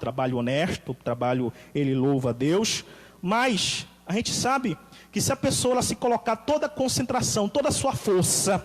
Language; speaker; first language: Portuguese; native; Portuguese